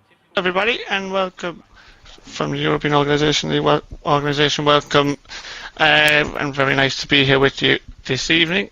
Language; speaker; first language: English; native; English